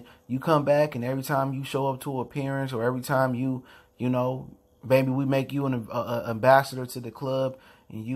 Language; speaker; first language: English; native; English